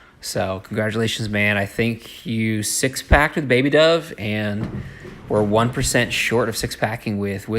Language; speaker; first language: English; native; English